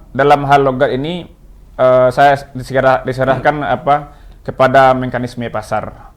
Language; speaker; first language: Indonesian; non-native, local second language; Minangkabau